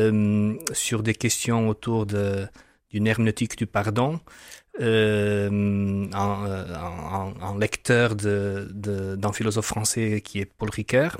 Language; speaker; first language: French; non-native, fluent; Portuguese